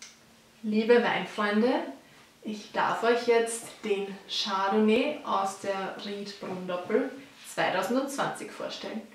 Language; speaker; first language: German; native; German